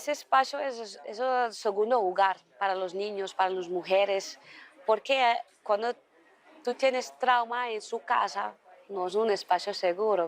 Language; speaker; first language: Spanish; early bilingual, heritage; Dutch